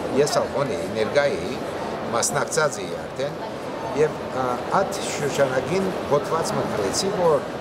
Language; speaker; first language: Armenian; early bilingual, heritage; Armenian